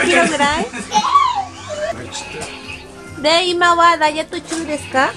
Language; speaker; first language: Japanese; non-native, learner; Spanish